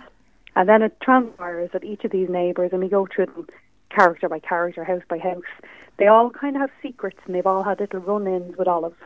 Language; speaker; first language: English; native; English